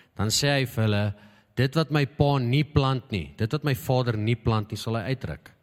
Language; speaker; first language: Afrikaans; native; Afrikaans